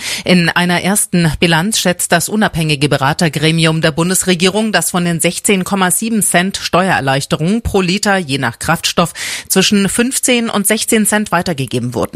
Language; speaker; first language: German; native; German